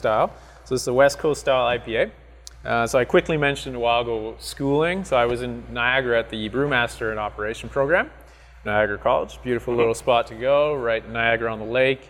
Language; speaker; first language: English; non-native, fluent; French